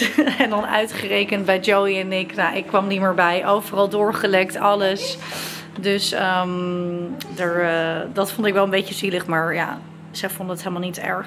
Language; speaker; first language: Dutch; native; Dutch